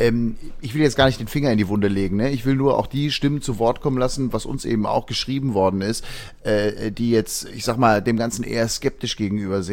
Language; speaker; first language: German; native; German